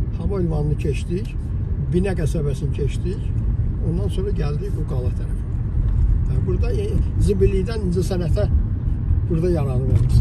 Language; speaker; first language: Azerbaijani; native; Azerbaijani